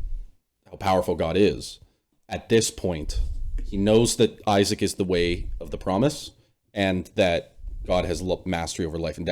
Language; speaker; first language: English; native; English